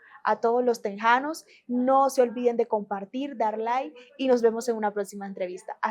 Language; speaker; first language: Spanish; native; Spanish